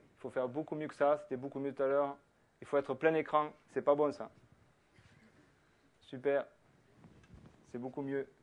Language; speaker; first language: French; native; French